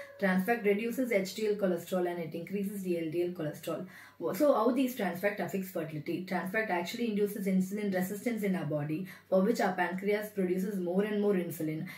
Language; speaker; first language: English; non-native, local second language; Tamil